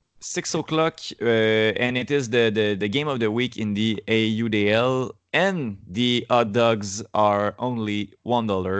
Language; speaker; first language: English; non-native, learner; French